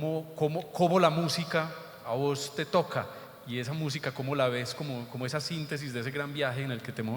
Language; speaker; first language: Spanish; native; Spanish